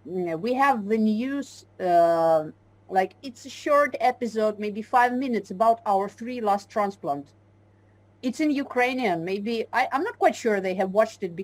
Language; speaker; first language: English; non-native, fluent; Ukrainian